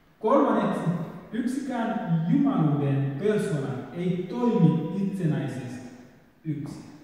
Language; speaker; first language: Finnish; non-native, fluent; Swahili